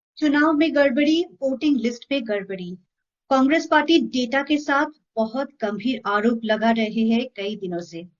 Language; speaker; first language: Hindi; non-native, local second language; Bangla